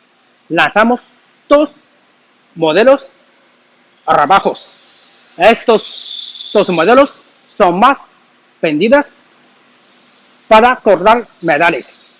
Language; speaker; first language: Spanish; non-native, learner; Chinese